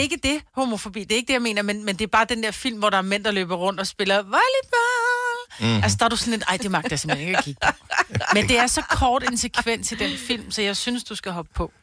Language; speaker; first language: Danish; native; Danish